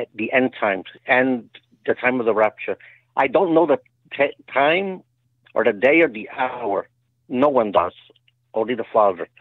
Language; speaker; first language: English; native; English